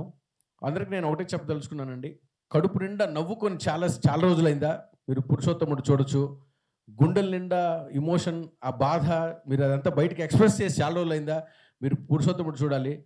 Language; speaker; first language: Telugu; native; Telugu